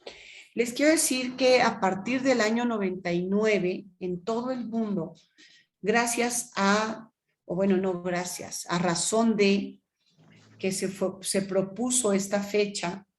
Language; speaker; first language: Spanish; native; Spanish